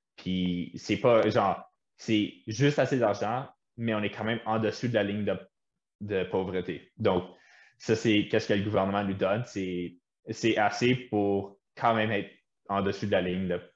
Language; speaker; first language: French; native; French